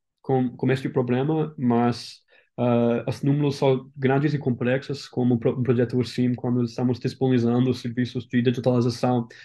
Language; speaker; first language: Portuguese; non-native, learner; English